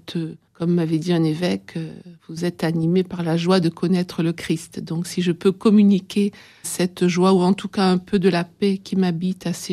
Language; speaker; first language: French; native; French